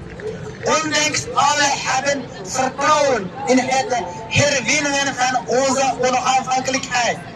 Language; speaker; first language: Dutch; non-native, learner; Uyghur